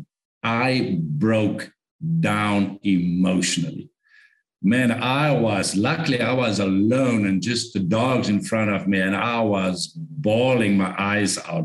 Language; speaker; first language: English; non-native, local second language; Afrikaans